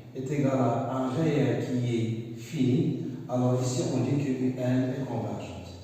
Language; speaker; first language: French; non-native, local second language; Arabic